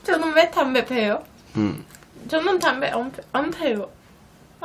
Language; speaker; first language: Korean; non-native, learner; Turkish